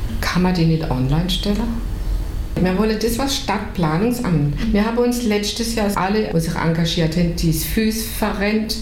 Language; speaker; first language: German; native; German